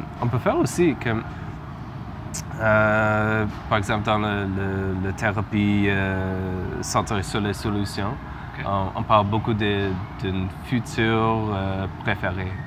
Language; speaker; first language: French; non-native, learner; English